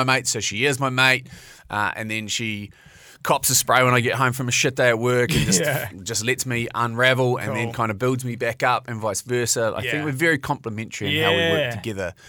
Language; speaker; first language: English; native; English